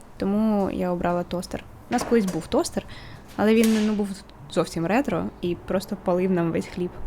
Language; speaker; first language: Ukrainian; native; Ukrainian